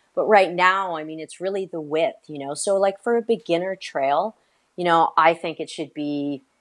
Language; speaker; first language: English; native; English